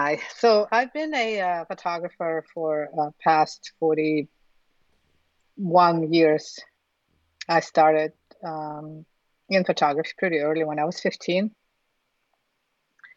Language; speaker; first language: English; non-native, fluent; Russian